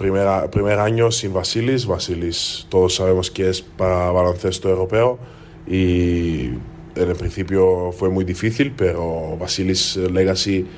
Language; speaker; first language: Spanish; non-native, learner; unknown